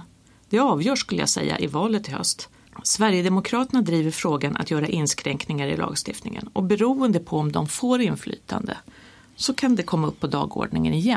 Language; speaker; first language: Swedish; native; Swedish